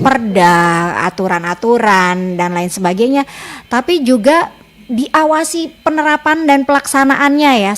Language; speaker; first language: Indonesian; native; Indonesian